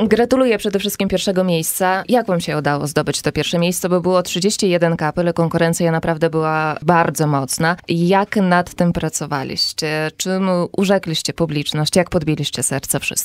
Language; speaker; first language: Polish; native; Polish